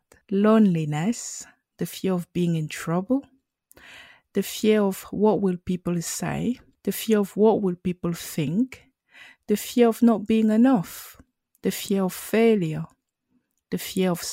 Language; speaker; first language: English; non-native, local second language; French